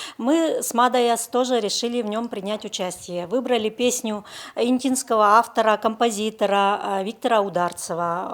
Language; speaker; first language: Russian; native; Russian